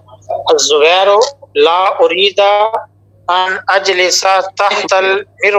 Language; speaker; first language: Arabic; non-native, learner; Urdu